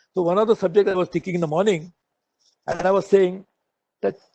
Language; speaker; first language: English; non-native, local second language; Marathi